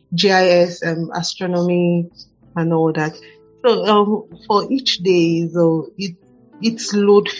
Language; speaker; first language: English; non-native, local second language; Igbo